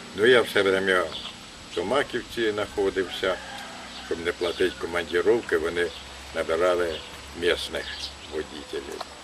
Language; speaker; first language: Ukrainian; native; Ukrainian